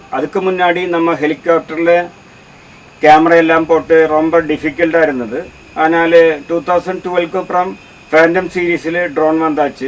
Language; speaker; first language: Tamil; non-native, learner; Malayalam